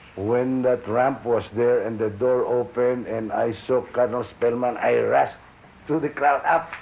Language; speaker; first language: English; non-native, local second language; Filipino